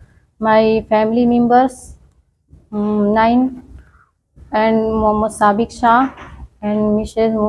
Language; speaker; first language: English; non-native, learner; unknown